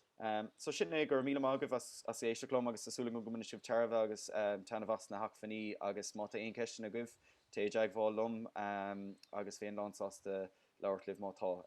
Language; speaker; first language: Irish; non-native, local second language; English